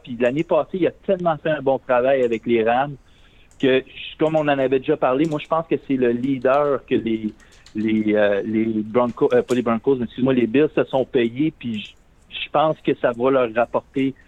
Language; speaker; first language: French; native; French